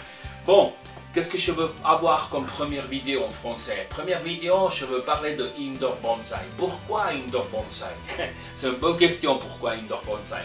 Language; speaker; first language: French; non-native, local second language; German